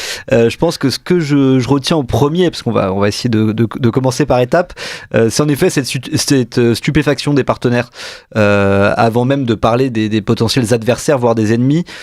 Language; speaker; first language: French; native; French